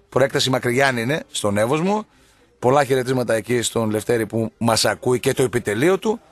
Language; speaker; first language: Greek; native; Greek